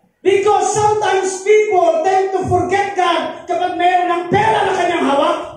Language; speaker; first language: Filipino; non-native, local second language; Cebuano